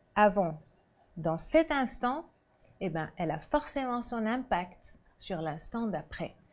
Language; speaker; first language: French; non-native, local second language; Arabic